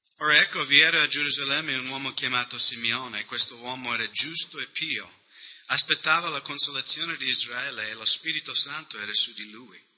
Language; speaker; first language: Italian; non-native, fluent; English